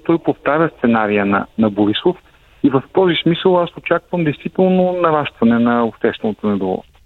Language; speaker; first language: Bulgarian; native; Bulgarian